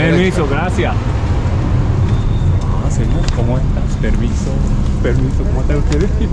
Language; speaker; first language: Spanish; non-native, learner; Japanese